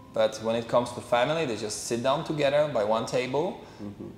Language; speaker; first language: English; non-native, fluent; Polish